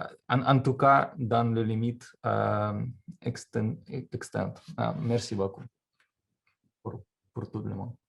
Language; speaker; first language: French; non-native, learner; Russian